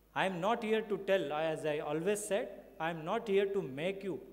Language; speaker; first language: English; non-native, local second language; Marathi